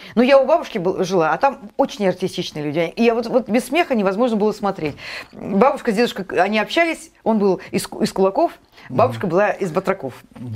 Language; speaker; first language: Russian; native; Russian